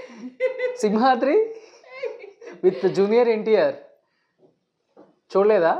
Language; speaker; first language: Telugu; native; Telugu